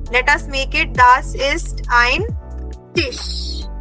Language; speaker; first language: German; non-native, fluent; Hindi